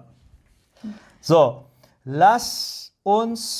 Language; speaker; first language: German; non-native, fluent; Persian